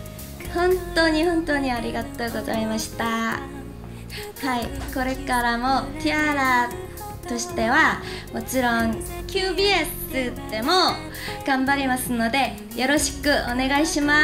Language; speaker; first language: Japanese; non-native, learner; Korean